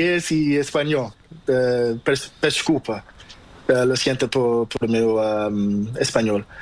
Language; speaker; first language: Spanish; non-native, learner; Portuguese